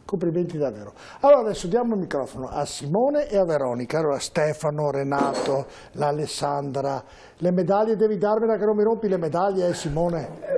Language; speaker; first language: Italian; native; Italian